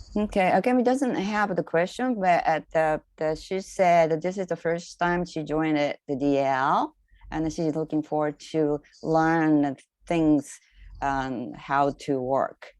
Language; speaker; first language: English; non-native, learner; Japanese